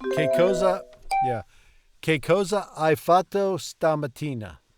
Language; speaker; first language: Italian; non-native, learner; English